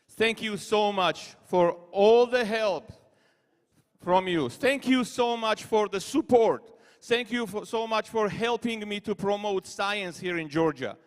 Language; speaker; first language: English; non-native, fluent; Georgian